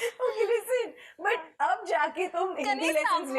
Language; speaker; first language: Hindi; native; Hindi